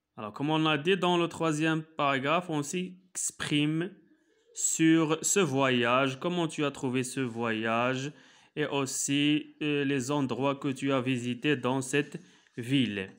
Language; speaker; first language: French; non-native, local second language; Arabic